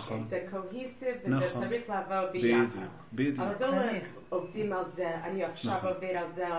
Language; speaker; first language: Hebrew; non-native, learner; English